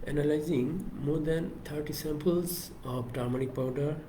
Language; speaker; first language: English; non-native, local second language; Bangla